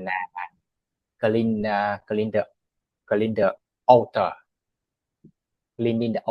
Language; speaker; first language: English; non-native, learner; Vietnamese